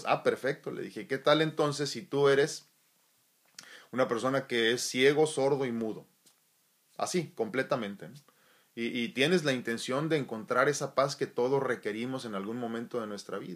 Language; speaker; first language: Spanish; native; Spanish